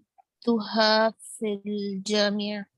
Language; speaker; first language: Arabic; non-native, learner; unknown